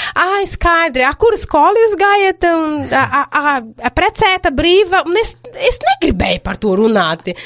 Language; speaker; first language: Latvian; non-native, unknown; Portuguese